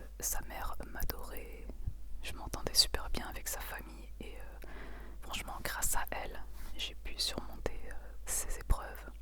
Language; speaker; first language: French; early bilingual, other home language; Aramaic